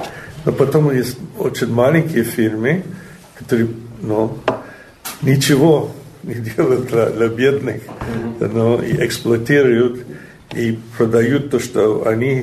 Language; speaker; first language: Russian; non-native, learner; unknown